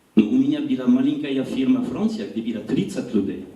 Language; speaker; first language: Russian; non-native, learner; French